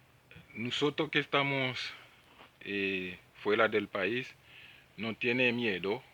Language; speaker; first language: Spanish; non-native, learner; Haitian Creole